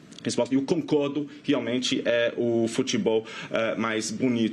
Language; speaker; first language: Portuguese; non-native, fluent; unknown